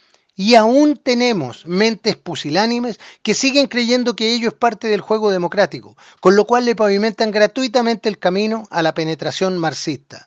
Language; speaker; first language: Spanish; native; Spanish